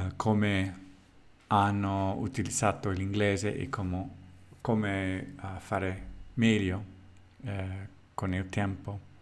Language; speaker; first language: Italian; non-native, learner; English